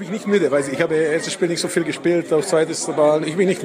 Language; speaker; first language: German; non-native, learner; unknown